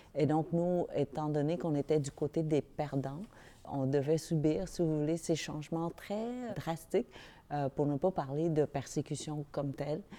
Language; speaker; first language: French; early bilingual, other home language; Vietnamese